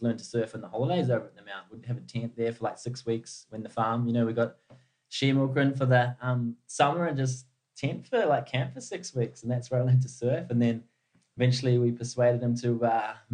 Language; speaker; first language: English; native; English